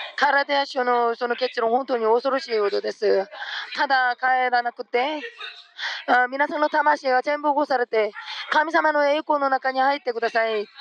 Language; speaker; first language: Japanese; non-native, fluent; Korean